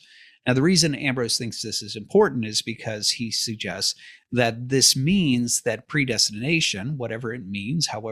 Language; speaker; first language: English; native; English